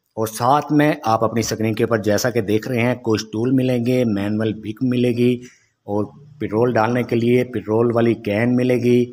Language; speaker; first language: Urdu; non-native, local second language; Saraiki